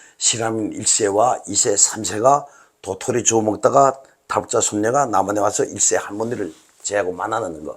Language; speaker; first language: Korean; native; Korean